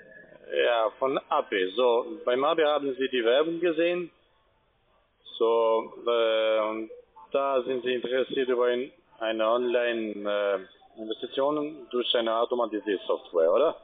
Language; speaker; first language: German; non-native, fluent; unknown